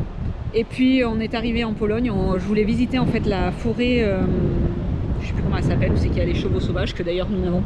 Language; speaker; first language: French; native; French